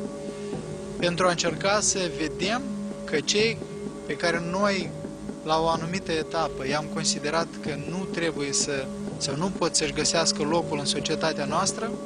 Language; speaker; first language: Romanian; native; Romanian